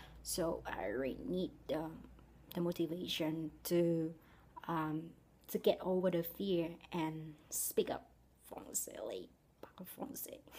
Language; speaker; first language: English; non-native, learner; Vietnamese